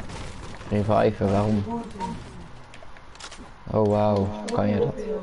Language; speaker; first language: Dutch; native; Dutch